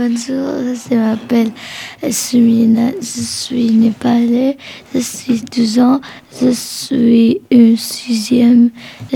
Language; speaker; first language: French; non-native, learner; Nepali